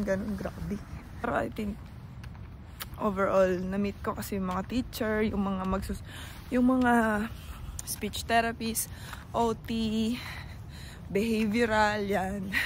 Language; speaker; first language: Filipino; native; Filipino